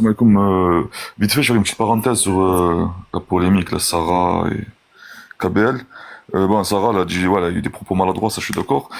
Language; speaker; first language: French; early bilingual, other home language; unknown